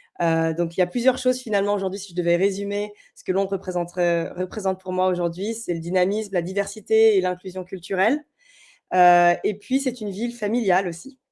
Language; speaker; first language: French; early bilingual, other home language; Chinese